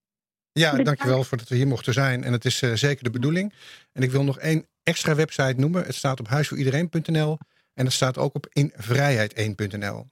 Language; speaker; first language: Dutch; native; Dutch